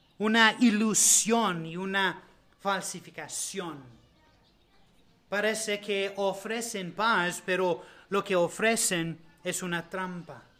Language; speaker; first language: Spanish; non-native, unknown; English